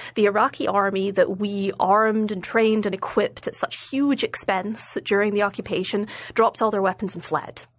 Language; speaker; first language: English; native; English